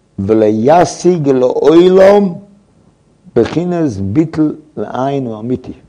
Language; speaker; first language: Hebrew; non-native, fluent; English